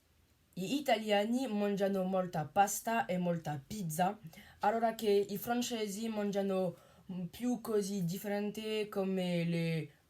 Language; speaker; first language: Italian; non-native, learner; French